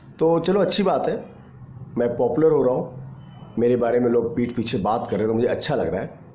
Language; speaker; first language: Hindi; native; Hindi